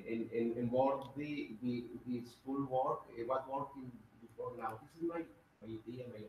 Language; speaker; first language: English; non-native, learner; Spanish